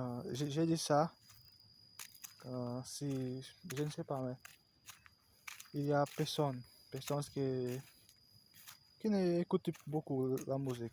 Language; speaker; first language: French; non-native, learner; Portuguese